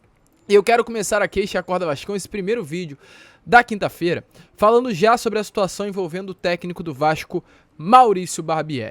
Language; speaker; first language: Portuguese; native; Portuguese